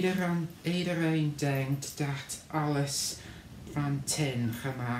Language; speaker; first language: Dutch; non-native, learner; English